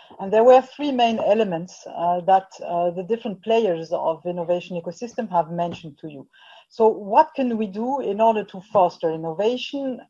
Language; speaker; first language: English; non-native, fluent; French